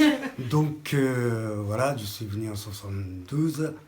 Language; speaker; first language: French; non-native, learner; Japanese